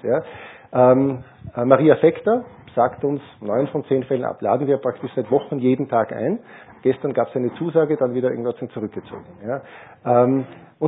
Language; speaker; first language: German; native; German